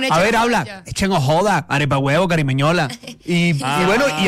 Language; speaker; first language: Spanish; native; Spanish